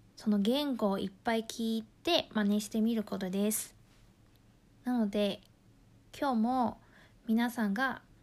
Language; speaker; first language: Japanese; non-native, fluent; Chinese